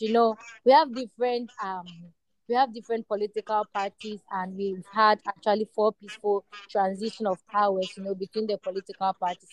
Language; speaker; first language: English; non-native, local second language; Ewe